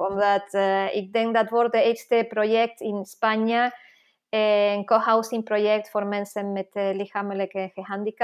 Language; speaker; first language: Dutch; non-native, fluent; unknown